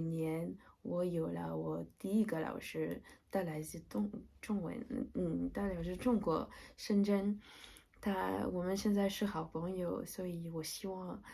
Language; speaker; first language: Chinese; non-native, learner; French